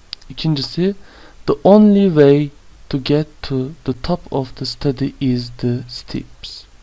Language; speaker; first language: English; non-native, fluent; Turkish